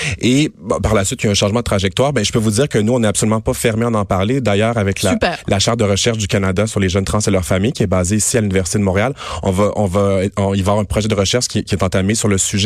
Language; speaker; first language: French; native; French